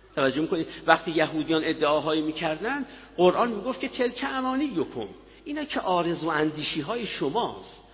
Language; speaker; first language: Persian; native; Persian